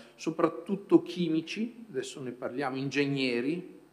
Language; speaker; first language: Italian; native; Italian